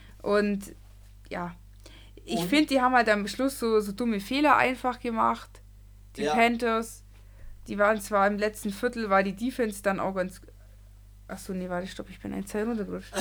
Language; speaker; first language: German; native; German